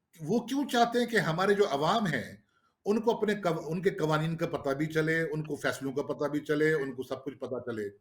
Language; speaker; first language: Urdu; non-native, local second language; Saraiki